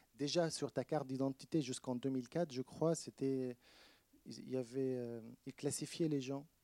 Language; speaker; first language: French; non-native, fluent; Arabic